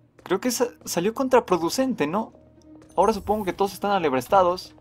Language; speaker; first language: Spanish; native; Spanish